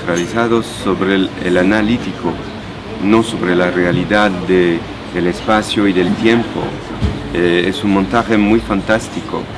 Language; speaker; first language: Spanish; non-native, fluent; French